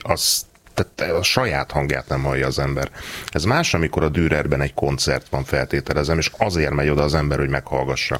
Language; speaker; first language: Hungarian; native; Hungarian